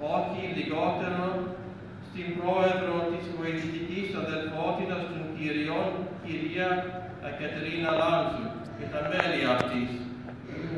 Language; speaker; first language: Greek; non-native, fluent; English